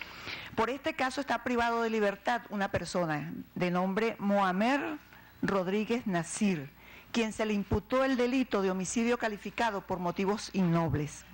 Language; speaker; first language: Spanish; native; Spanish